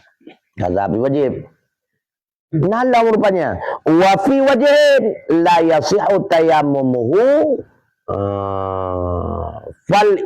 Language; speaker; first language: Arabic; non-native, fluent; Achinese